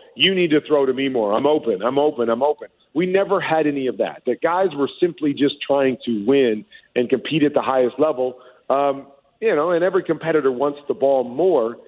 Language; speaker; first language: English; native; English